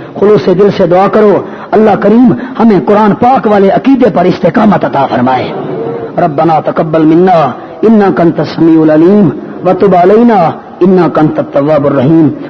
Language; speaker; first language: Urdu; non-native, local second language; Pashto